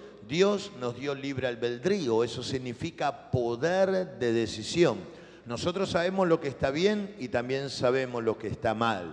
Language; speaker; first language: Spanish; native; Spanish